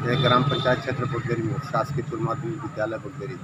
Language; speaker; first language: Hindi; native; Hindi